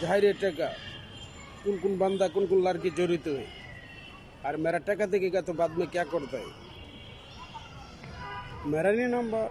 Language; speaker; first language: Hindi; non-native, learner; Bangla